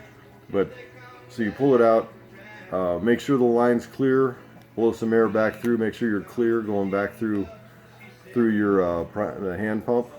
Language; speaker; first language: English; native; English